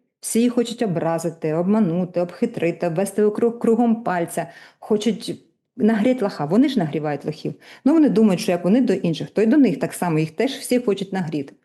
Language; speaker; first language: Ukrainian; non-native, local second language; Russian